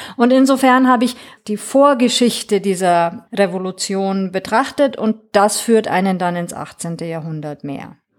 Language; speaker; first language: German; non-native, fluent; Greek